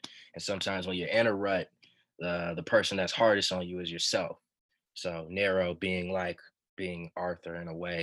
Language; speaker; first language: English; native; English